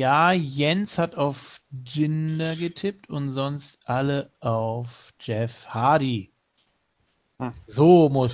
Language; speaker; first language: German; native; German